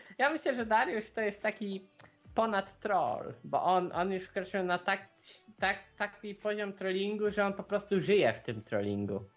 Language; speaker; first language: Polish; native; Polish